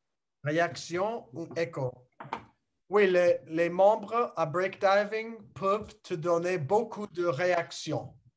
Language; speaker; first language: French; non-native, learner; English